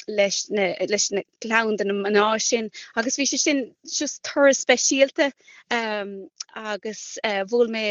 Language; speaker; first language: Irish; non-native, local second language; English